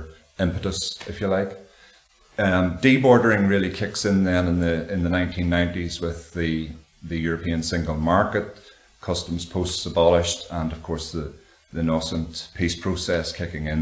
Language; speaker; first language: English; native; English